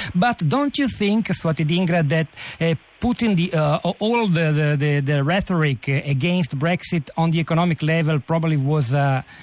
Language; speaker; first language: English; non-native, fluent; Italian